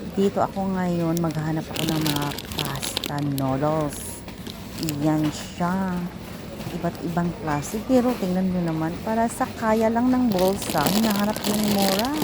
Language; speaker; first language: Filipino; non-native, local second language; Cebuano